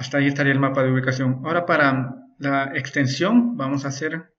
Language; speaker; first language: Spanish; native; Spanish